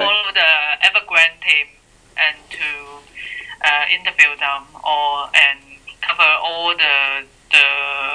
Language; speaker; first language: English; non-native, learner; Chinese